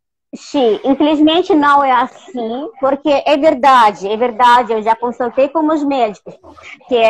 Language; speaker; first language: Portuguese; non-native, fluent; Russian